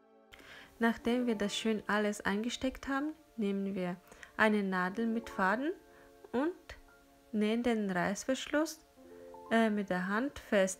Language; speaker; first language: German; non-native, fluent; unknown